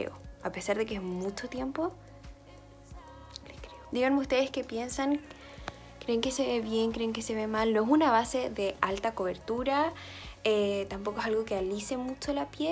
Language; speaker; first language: Spanish; native; Spanish